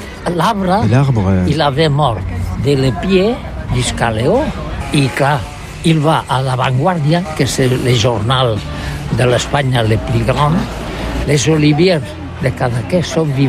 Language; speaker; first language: French; non-native, learner; Catalan